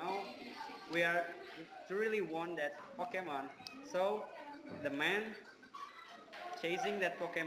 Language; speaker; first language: English; non-native, learner; Indonesian